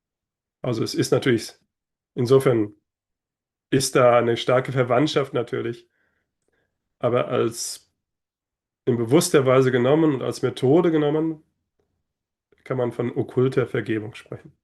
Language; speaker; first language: German; native; German